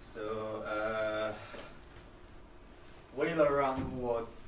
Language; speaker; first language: Chinese; non-native, learner; English